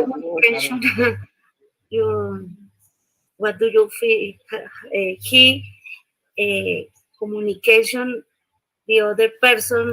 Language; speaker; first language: English; non-native, learner; Spanish